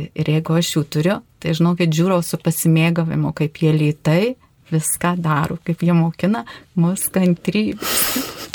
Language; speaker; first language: Lithuanian; native; Lithuanian